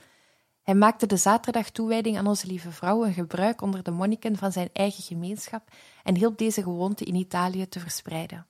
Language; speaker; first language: Dutch; native; Dutch